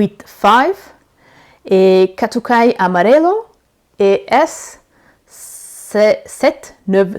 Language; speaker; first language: French; non-native, learner; Italian